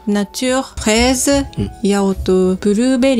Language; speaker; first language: French; non-native, learner; Japanese